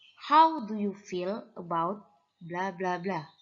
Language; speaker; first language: English; non-native, fluent; Indonesian